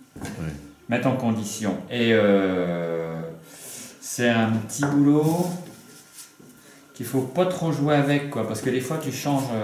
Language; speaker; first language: French; native; French